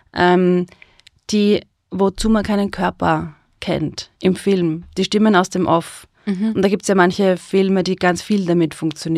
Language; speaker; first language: German; native; German